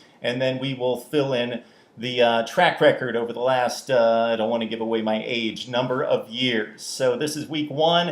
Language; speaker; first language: English; native; English